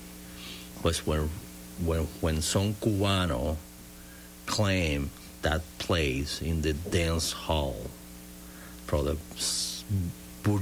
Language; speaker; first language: English; non-native, fluent; Spanish